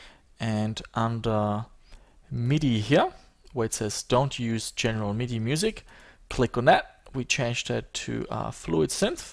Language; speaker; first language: English; native; English